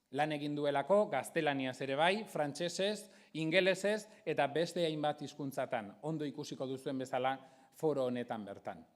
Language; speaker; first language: Basque; non-native, local second language; Spanish